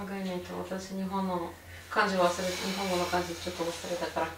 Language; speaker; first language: Japanese; non-native, learner; Russian